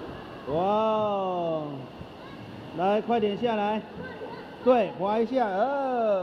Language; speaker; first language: Chinese; native; Chinese